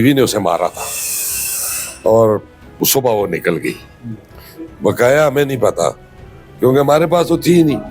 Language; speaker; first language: Urdu; non-native, local second language; Pashto